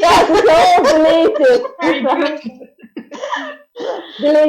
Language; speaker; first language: English; non-native, learner; Indonesian